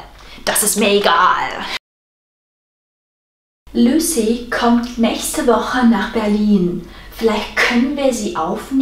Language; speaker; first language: German; non-native, fluent; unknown